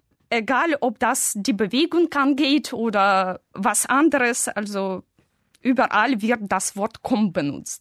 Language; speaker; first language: German; non-native, fluent; Russian